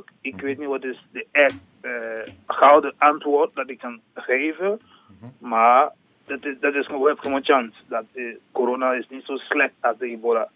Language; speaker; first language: Dutch; non-native, learner; English